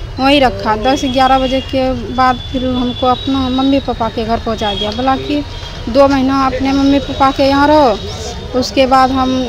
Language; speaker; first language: Hindi; native; Hindi